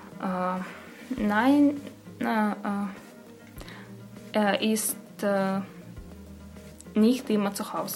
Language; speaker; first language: German; non-native, learner; Russian